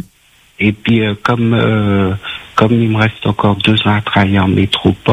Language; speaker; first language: French; native; French